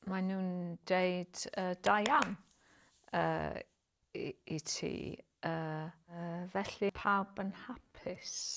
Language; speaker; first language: Welsh; non-native, learner; English